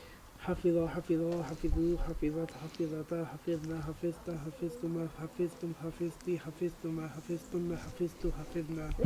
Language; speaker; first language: Arabic; non-native, learner; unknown